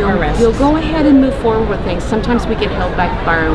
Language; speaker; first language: English; native; English